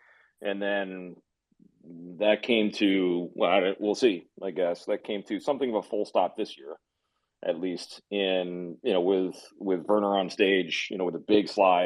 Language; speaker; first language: English; native; English